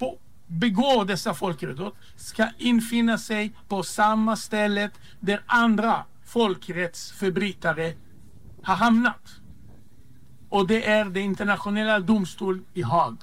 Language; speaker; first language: Swedish; non-native, fluent; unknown